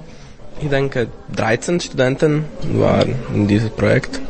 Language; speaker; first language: German; non-native, fluent; Slovak